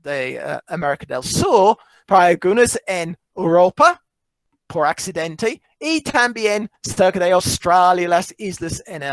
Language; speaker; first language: Spanish; non-native, fluent; English